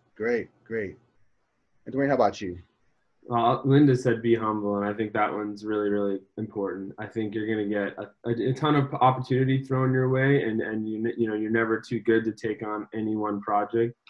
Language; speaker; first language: English; native; English